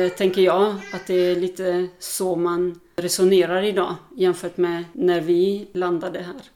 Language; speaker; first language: Swedish; early bilingual, other home language; Albanian